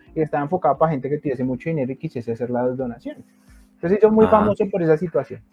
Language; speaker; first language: Spanish; native; Spanish